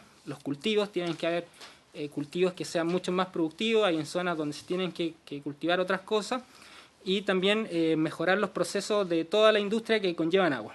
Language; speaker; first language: Spanish; native; Spanish